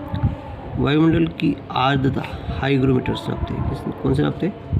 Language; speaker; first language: Hindi; native; Hindi